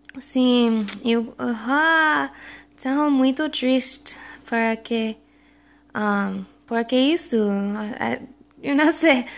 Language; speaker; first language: Portuguese; non-native, learner; English